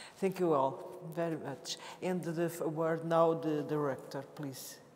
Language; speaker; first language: English; non-native, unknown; Portuguese